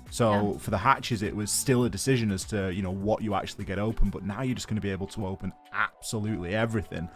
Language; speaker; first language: English; native; English